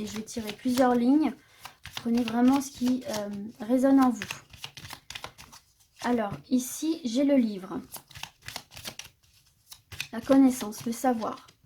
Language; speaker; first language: French; native; French